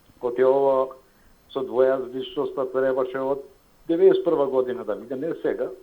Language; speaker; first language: Macedonian; non-native, local second language; Albanian